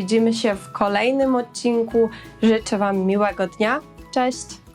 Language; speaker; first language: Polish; non-native, fluent; Ukrainian